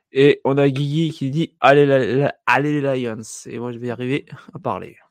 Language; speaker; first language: French; native; French